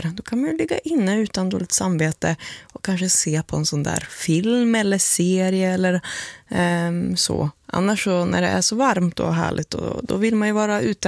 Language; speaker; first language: Swedish; native; Swedish